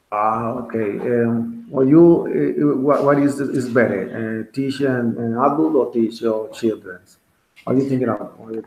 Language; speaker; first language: English; non-native, learner; Spanish